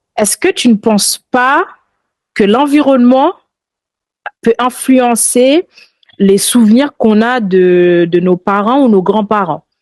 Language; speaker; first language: French; early bilingual, other home language; Haitian Creole